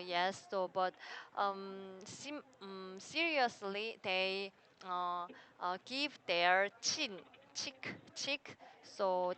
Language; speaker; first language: English; non-native, learner; Korean